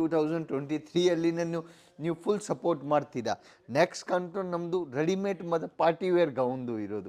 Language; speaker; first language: Kannada; non-native, local second language; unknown